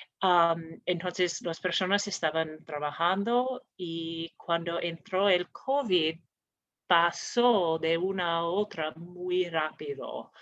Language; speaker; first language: Spanish; non-native, fluent; English